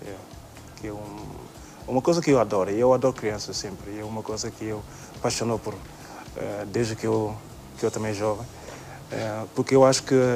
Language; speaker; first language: Portuguese; non-native, learner; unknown